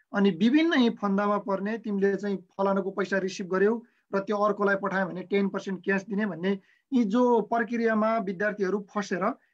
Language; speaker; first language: Nepali; native; Nepali